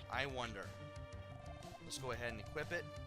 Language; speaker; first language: English; native; English